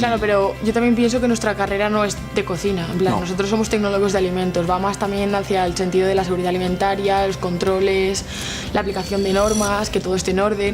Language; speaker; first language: Spanish; native; Spanish